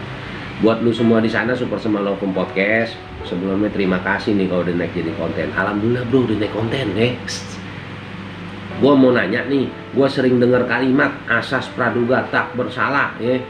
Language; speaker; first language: Indonesian; native; Indonesian